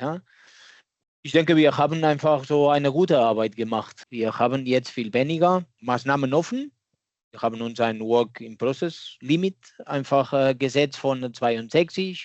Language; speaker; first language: German; non-native, fluent; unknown